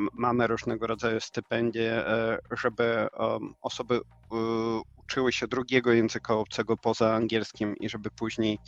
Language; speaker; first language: Polish; non-native, fluent; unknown